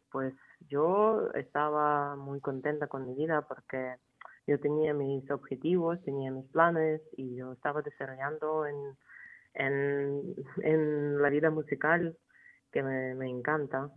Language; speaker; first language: Spanish; non-native, fluent; Ukrainian